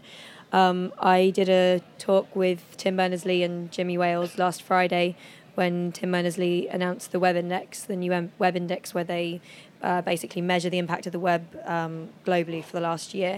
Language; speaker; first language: English; native; English